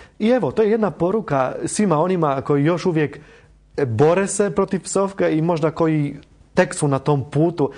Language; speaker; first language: Croatian; non-native, fluent; Polish